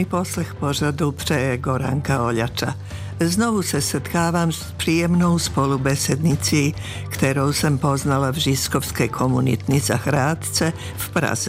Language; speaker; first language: Czech; non-native, fluent; Serbian